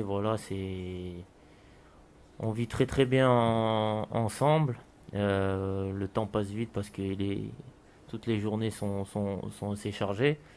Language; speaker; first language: French; native; French